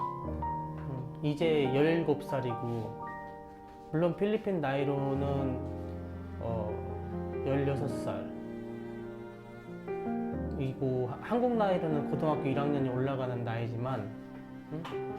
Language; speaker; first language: Korean; native; Korean